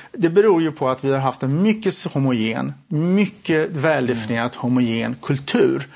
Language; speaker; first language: Swedish; early bilingual, other home language; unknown